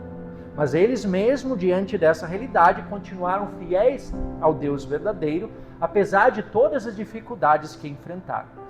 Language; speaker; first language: Portuguese; native; Portuguese